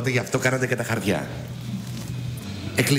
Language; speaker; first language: Greek; native; Greek